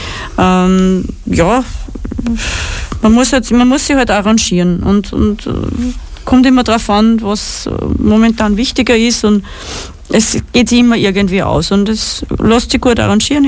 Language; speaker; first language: German; native; German